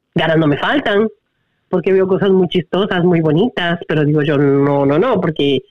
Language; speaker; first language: Spanish; native; Spanish